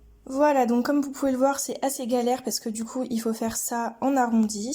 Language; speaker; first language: French; native; French